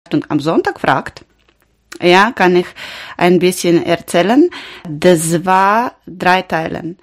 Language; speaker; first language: German; non-native, learner; Ukrainian